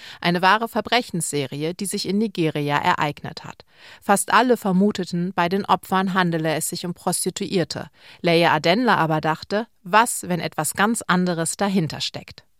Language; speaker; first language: German; native; German